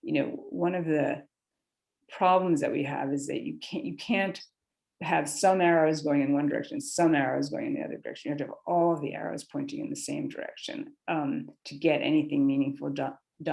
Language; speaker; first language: English; native; English